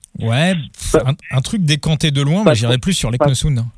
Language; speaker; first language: French; native; French